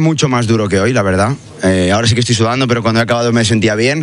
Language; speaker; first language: Spanish; native; Spanish